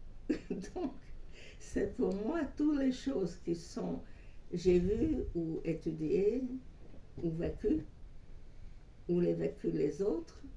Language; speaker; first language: French; non-native, fluent; Hungarian